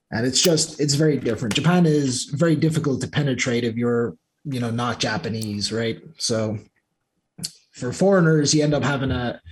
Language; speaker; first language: English; native; English